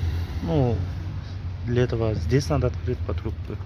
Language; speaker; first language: Russian; non-native, local second language; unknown